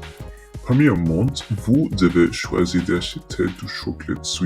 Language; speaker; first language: French; non-native, learner; English